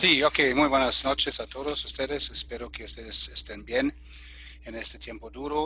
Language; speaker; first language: Spanish; non-native, fluent; German